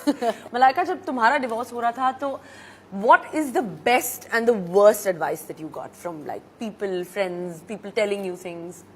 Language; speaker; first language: English; non-native, local second language; Hindi